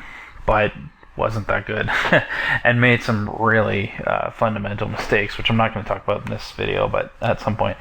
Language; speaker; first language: English; native; English